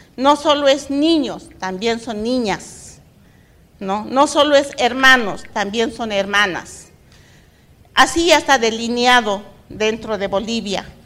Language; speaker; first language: Spanish; non-native, local second language; Aymara